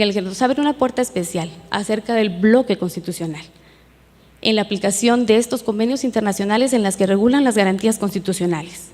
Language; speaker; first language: Spanish; native; Spanish